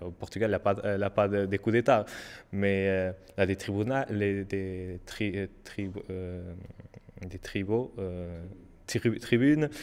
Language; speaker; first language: French; non-native, learner; Portuguese